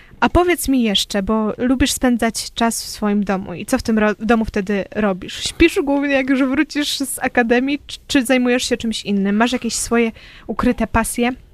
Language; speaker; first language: Polish; native; Polish